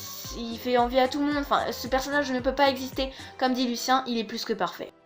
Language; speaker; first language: French; native; French